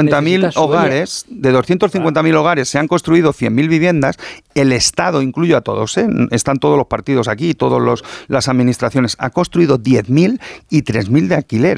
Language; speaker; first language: Spanish; native; Spanish